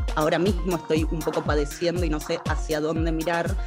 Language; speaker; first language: Spanish; native; Spanish